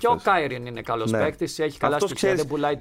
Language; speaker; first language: Greek; native; Greek